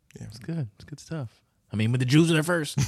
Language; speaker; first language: English; native; English